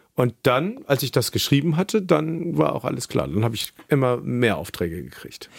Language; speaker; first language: German; native; German